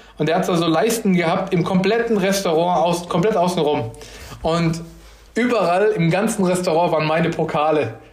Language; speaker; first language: German; early bilingual, other home language; Turkish